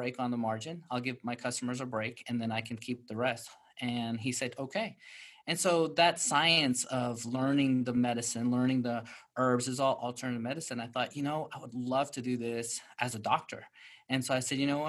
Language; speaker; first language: English; native; English